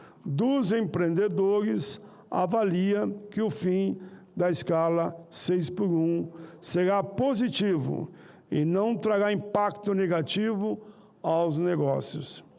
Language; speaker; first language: Portuguese; native; Portuguese